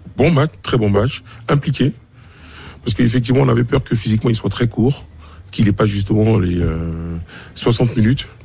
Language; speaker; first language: French; native; French